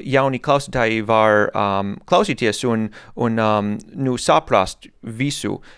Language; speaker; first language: Latvian; non-native, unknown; English